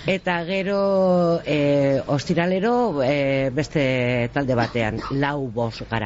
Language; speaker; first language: Basque; non-native, local second language; Spanish